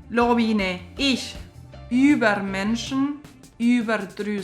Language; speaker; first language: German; non-native, fluent; Spanish